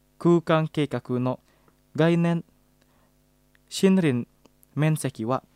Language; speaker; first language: Japanese; non-native, fluent; Indonesian